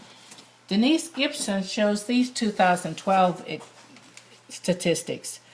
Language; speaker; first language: English; native; English